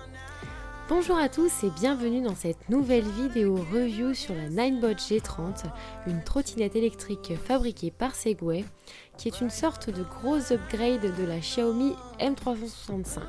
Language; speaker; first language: French; native; French